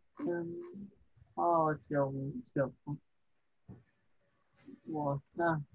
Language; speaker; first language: Chinese; early bilingual, heritage; English